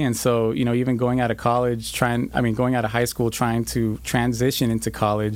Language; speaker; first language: English; native; English